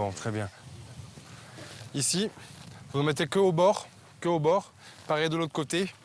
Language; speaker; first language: French; native; French